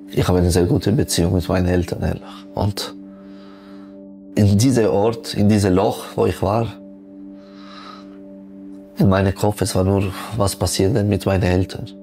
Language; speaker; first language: German; non-native, local second language; French